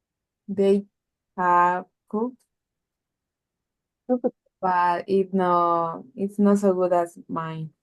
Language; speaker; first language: English; non-native, learner; Spanish